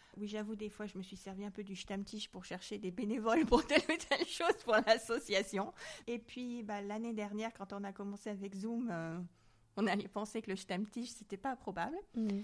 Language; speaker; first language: French; native; French